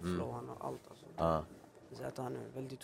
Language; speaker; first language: Swedish; early bilingual, other home language; Albanian